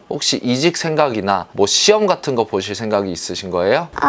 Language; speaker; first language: Korean; native; Korean